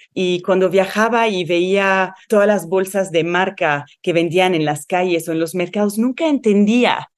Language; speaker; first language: Spanish; non-native, fluent; Arabic